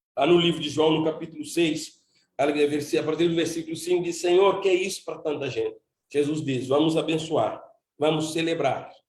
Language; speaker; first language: Portuguese; non-native, local second language; Kabuverdianu